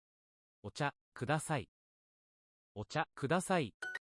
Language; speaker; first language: Japanese; non-native, learner; English